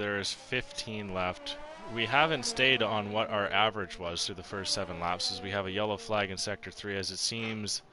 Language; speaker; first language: English; native; English